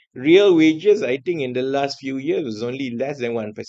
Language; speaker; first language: English; non-native, local second language; Malay